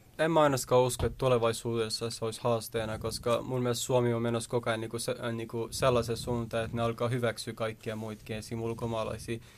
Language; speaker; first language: Finnish; early bilingual, other home language; Persian